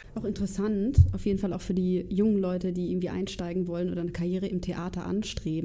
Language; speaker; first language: German; native; German